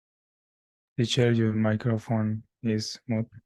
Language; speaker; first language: English; non-native, learner; Spanish